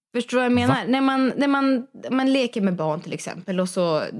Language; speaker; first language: Swedish; non-native, fluent; Russian